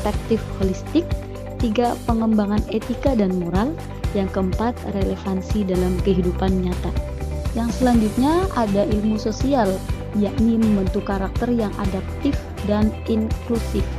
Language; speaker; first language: Indonesian; native; Indonesian